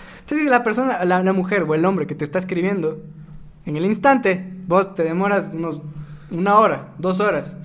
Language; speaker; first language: Spanish; native; Spanish